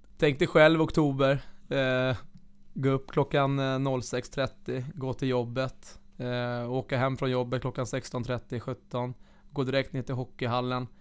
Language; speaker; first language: Swedish; native; Swedish